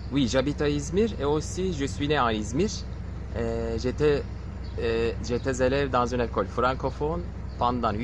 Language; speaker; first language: French; non-native, fluent; Turkish